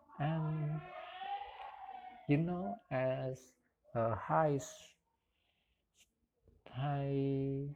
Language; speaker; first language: English; non-native, learner; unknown